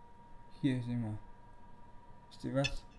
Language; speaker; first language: German; native; German